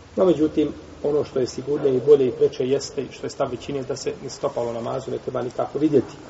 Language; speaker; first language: Bosnian; native; Bosnian